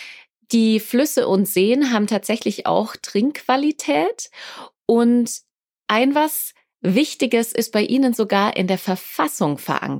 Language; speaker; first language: German; native; German